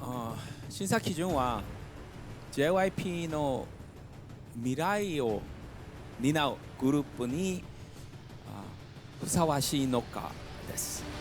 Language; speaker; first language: Japanese; non-native, fluent; Korean